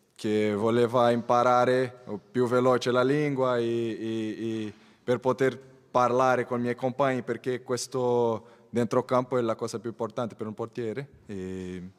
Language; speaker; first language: Italian; non-native, learner; Portuguese